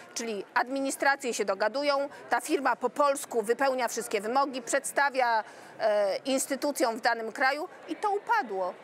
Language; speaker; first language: Polish; native; Polish